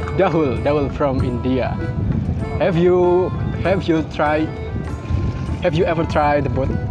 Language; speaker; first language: English; non-native, learner; Indonesian